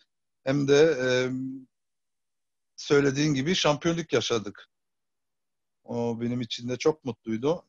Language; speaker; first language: Turkish; early bilingual, heritage; Turkish